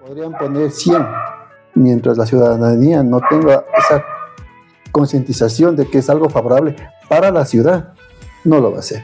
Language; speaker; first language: Spanish; native; Spanish